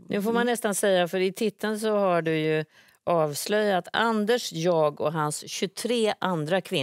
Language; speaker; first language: Swedish; native; Swedish